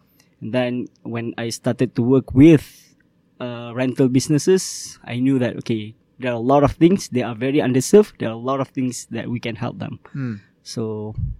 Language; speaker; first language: English; non-native, local second language; Malay